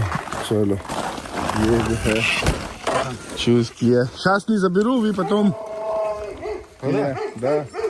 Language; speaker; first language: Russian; non-native, learner; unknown